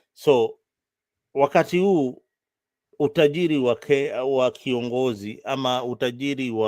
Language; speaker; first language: Swahili; non-native, local second language; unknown